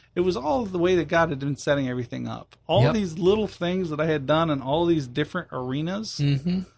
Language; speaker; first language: English; native; English